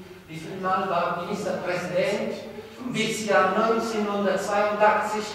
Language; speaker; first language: German; non-native, fluent; Italian